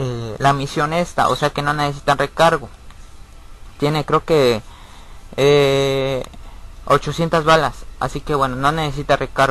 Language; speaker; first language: Spanish; native; Spanish